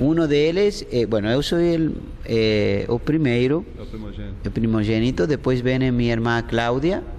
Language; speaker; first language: Portuguese; non-native, fluent; Spanish